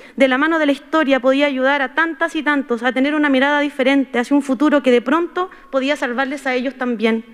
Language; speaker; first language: Spanish; native; Spanish